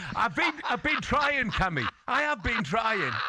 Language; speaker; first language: English; native; English